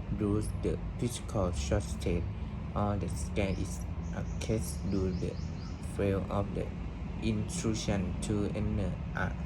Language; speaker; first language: English; non-native, learner; Thai